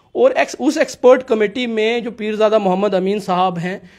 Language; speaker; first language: Hindi; native; Hindi